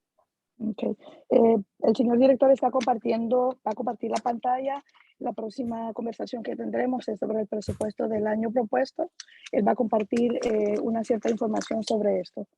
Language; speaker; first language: Spanish; native; Spanish